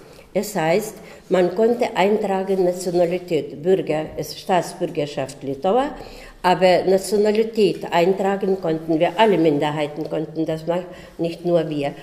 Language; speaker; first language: German; early bilingual, heritage; German